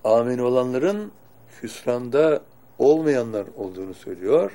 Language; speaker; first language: Turkish; native; Turkish